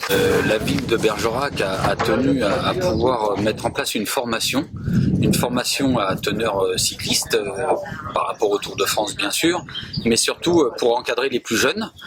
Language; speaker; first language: French; native; French